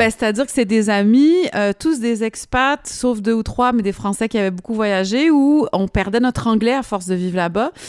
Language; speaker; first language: French; native; French